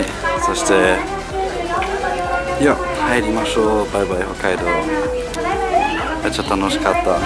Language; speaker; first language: Japanese; non-native, learner; German